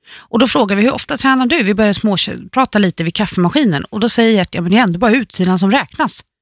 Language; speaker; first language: Swedish; native; Swedish